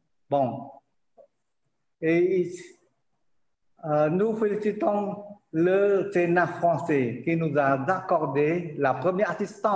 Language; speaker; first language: French; non-native, learner; Khmer